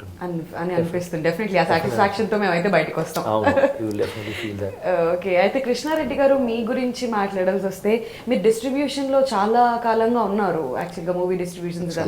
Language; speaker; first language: Telugu; native; Telugu